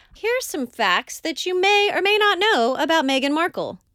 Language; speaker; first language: English; native; English